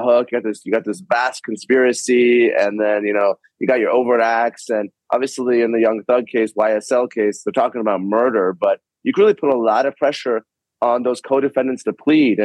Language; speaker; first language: English; native; English